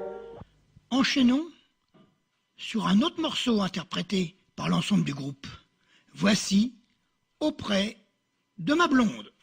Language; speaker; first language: French; native; French